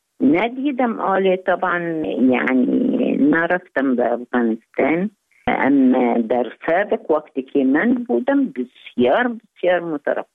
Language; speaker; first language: Persian; non-native, fluent; Arabic